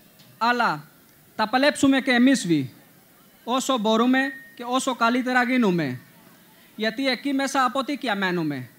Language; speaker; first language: Greek; non-native, learner; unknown